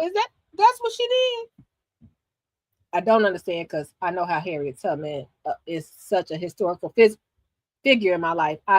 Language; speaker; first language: English; native; English